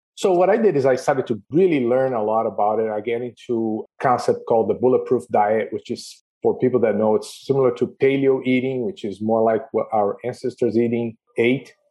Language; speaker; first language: English; non-native, fluent; Portuguese